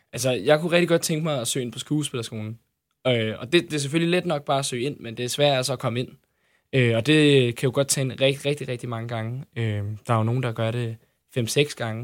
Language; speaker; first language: Danish; native; Danish